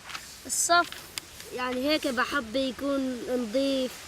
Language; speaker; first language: Arabic; native; Arabic